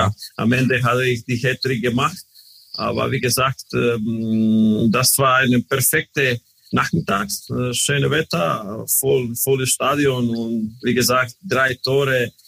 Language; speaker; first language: German; non-native, learner; Croatian